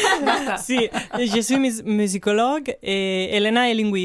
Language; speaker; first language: French; non-native, learner; Catalan